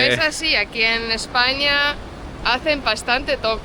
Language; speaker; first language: Spanish; non-native, fluent; Portuguese